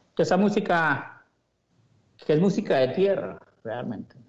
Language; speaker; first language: Spanish; native; Spanish